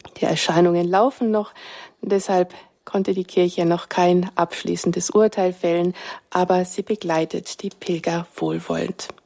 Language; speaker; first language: German; native; German